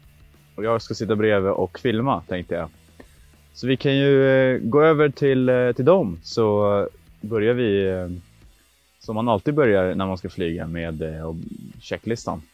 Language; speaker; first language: Swedish; native; Swedish